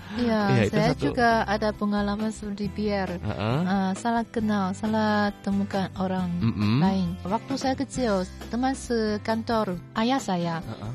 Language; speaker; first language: Indonesian; non-native, fluent; Chinese